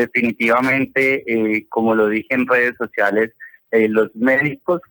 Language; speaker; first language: Spanish; native; Spanish